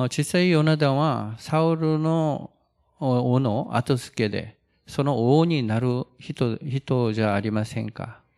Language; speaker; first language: Japanese; non-native, fluent; Korean